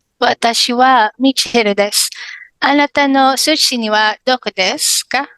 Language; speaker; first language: Japanese; non-native, learner; Filipino